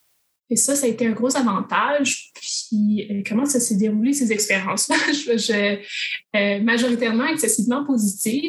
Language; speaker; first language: French; native; French